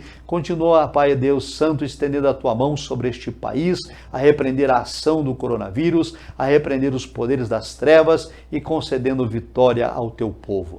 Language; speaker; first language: Portuguese; native; Portuguese